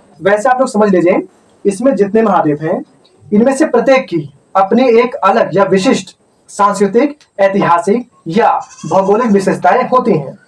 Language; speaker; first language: Hindi; native; Hindi